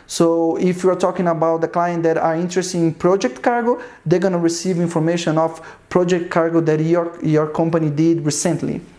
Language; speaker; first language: English; non-native, fluent; Portuguese